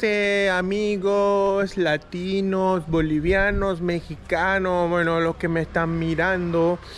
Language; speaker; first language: Spanish; non-native, fluent; Hindi